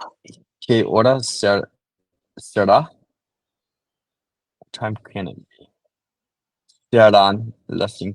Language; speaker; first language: Spanish; non-native, learner; English